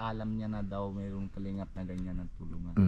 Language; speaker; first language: Filipino; non-native, fluent; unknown